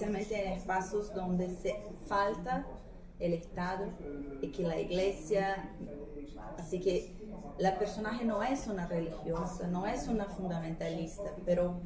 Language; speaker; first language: Spanish; non-native, fluent; Portuguese